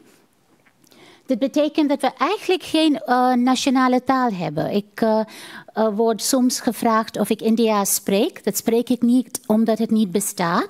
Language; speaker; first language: Dutch; non-native, fluent; Tamil